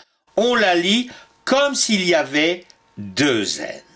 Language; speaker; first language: French; native; French